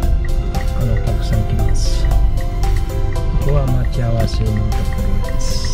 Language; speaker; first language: Japanese; non-native, learner; Indonesian